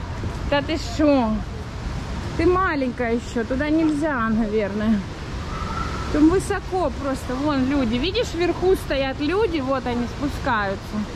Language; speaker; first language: Russian; native; Russian